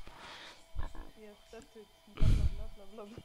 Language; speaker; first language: English; non-native, fluent; Polish